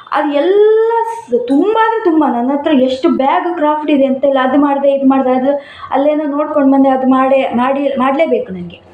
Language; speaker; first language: Kannada; non-native, local second language; Konkani